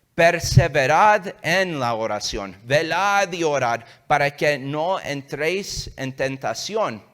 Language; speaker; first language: Spanish; early bilingual, heritage; English